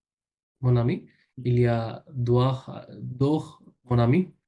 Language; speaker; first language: French; non-native, learner; Bangla